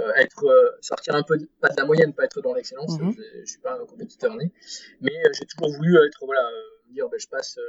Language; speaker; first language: French; native; French